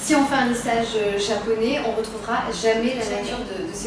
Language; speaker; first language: French; native; French